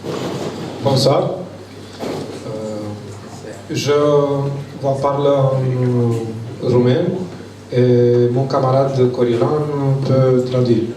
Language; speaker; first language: French; non-native, learner; Romanian